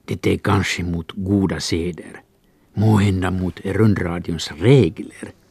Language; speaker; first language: Swedish; non-native, local second language; Finnish